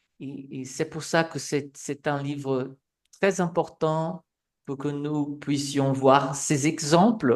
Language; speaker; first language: French; non-native, fluent; Portuguese